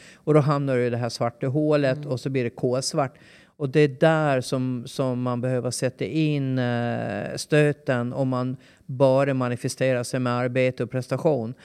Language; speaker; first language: Swedish; native; Swedish